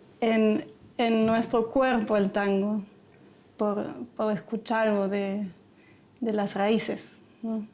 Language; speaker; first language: Spanish; non-native, fluent; German